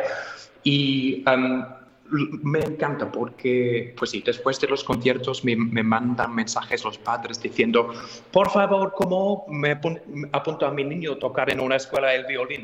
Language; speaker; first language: Spanish; non-native, fluent; English